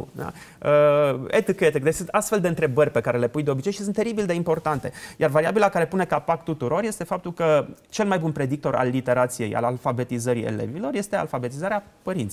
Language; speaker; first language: Romanian; native; Romanian